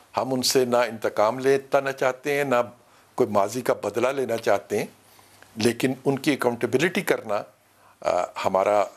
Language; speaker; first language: Urdu; non-native, local second language; Punjabi